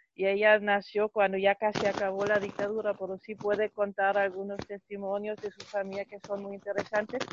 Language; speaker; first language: Spanish; non-native, fluent; German